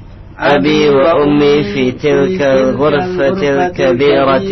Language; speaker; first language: Arabic; non-native, learner; Indonesian